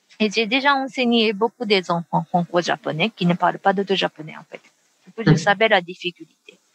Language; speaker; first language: French; non-native, fluent; Japanese